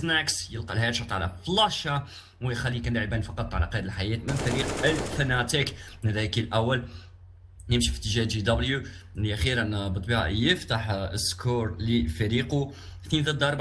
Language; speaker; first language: Arabic; native; Arabic